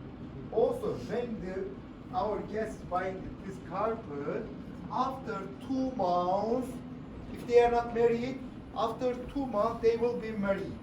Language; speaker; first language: English; non-native, learner; Turkish